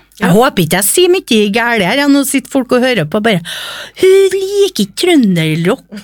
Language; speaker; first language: Norwegian; native; Norwegian